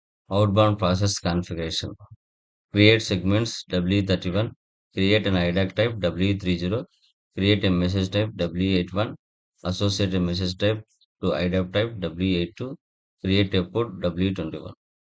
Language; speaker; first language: English; non-native, local second language; Telugu